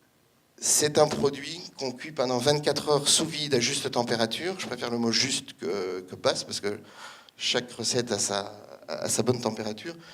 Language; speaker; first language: French; native; French